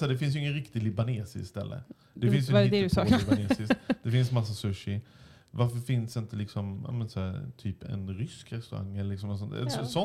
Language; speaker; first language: Swedish; native; Swedish